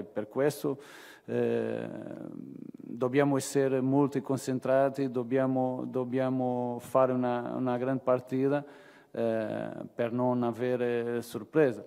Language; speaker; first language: Italian; non-native, fluent; Portuguese